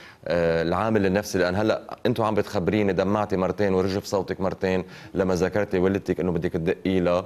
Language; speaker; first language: Arabic; native; Arabic